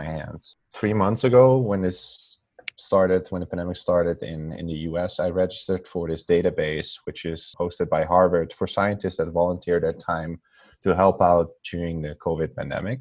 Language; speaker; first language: English; non-native, fluent; Dutch